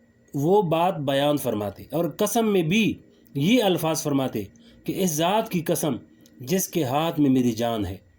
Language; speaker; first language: Urdu; native; Urdu